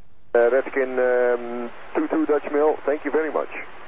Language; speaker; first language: English; non-native, fluent; Dutch